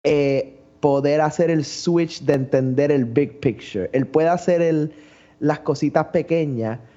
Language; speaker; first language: Spanish; early bilingual, other home language; English